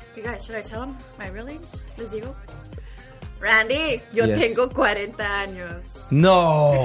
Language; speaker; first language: Spanish; early bilingual, heritage; Spanish